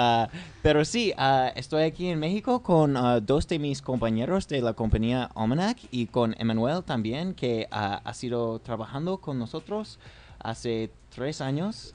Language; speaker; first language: Spanish; non-native, learner; English